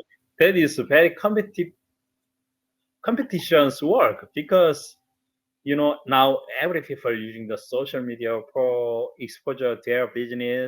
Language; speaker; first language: English; non-native, learner; Korean